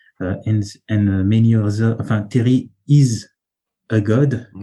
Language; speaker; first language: English; non-native, learner; French